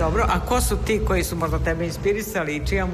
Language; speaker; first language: Serbian; native; Serbian